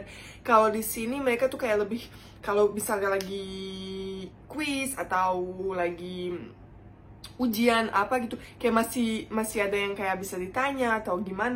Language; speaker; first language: Indonesian; non-native, fluent; Bosnian